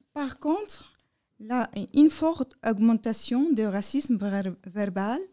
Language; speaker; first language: French; non-native, learner; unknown